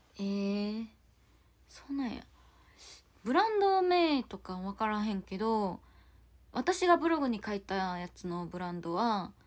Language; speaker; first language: Japanese; non-native, fluent; Korean